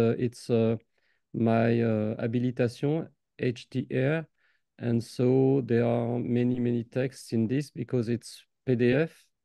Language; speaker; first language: English; non-native, fluent; French